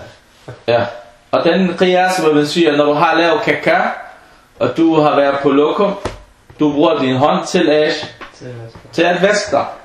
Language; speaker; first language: Danish; non-native, fluent; Arabic